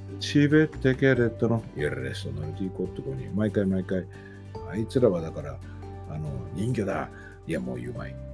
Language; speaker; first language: Japanese; native; Japanese